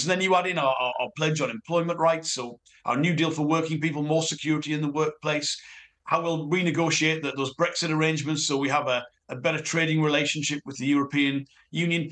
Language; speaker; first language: English; native; English